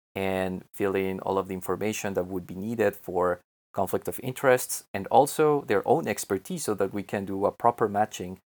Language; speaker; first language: English; non-native, fluent; Spanish